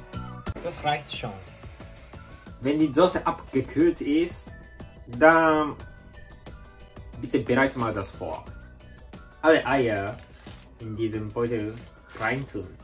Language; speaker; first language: German; non-native, learner; Japanese